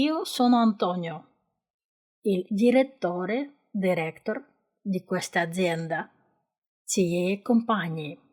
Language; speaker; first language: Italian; non-native, learner; Ukrainian